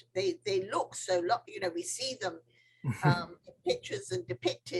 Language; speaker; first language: English; native; English